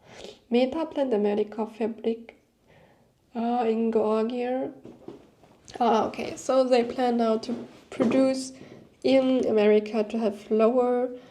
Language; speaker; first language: English; non-native, fluent; German